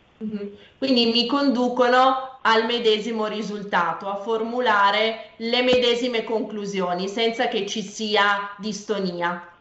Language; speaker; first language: Italian; native; Italian